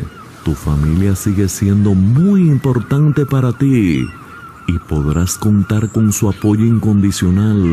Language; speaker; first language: Spanish; native; Spanish